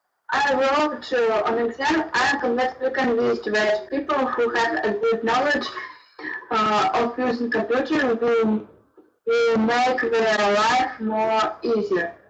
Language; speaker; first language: English; non-native, learner; Russian